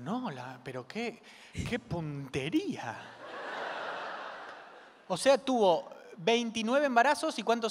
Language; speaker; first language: Spanish; native; Spanish